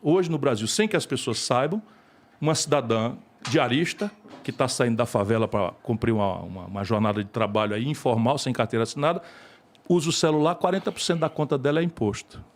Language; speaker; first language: Portuguese; native; Portuguese